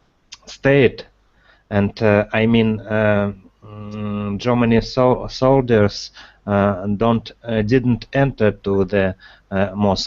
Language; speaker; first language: English; non-native, learner; Russian